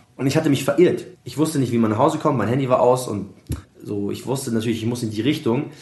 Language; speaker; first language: German; early bilingual, other home language; Arabic